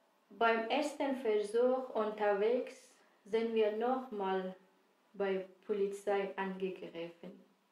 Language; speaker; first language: German; non-native, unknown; Persian